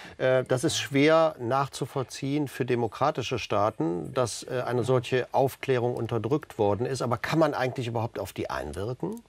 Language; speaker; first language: German; native; German